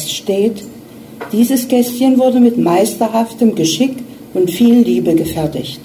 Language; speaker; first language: German; native; German